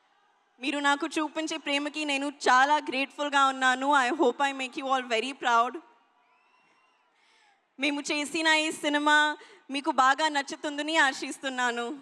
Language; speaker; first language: Telugu; non-native, learner; Hindi